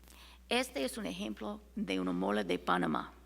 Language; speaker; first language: Spanish; non-native, fluent; English